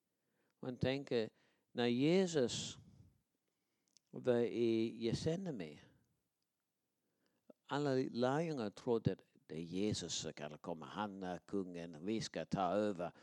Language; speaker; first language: Swedish; non-native, fluent; English